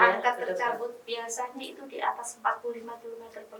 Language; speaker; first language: Indonesian; native; Indonesian